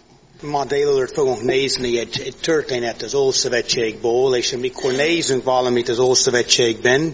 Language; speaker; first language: Hungarian; non-native, learner; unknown